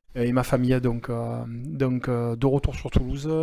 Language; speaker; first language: French; native; French